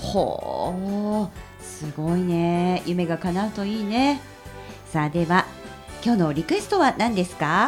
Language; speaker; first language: Japanese; native; Japanese